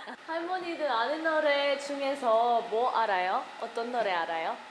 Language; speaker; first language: Korean; non-native, fluent; Russian